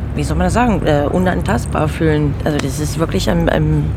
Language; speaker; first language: German; non-native, fluent; English